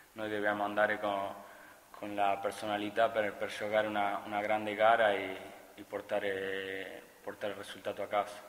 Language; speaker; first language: Italian; non-native, fluent; Spanish